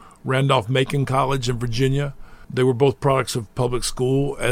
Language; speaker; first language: English; native; English